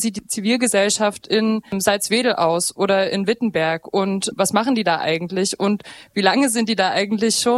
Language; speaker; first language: German; native; German